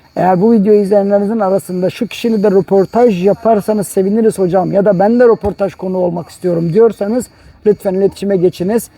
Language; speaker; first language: Turkish; native; Turkish